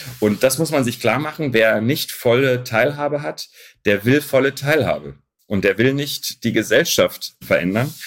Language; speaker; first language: German; early bilingual, other home language; Arabic